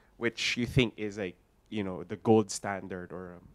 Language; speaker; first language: English; non-native, local second language; Filipino